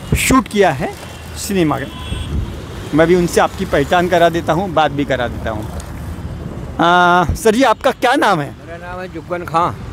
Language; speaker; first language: Hindi; non-native, local second language; Marathi